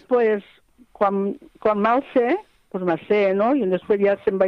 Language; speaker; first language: Catalan; non-native, local second language; Spanish